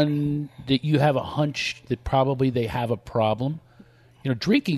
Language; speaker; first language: English; native; English